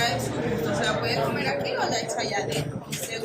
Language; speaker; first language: Spanish; native; Spanish